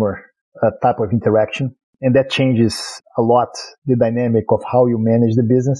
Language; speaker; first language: English; non-native, fluent; Portuguese